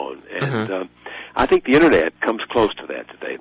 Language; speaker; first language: English; native; English